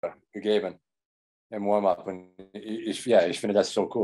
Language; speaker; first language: German; non-native, learner; English